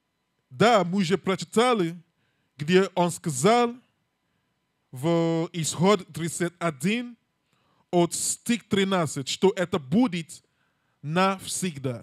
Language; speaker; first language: Russian; non-native, learner; English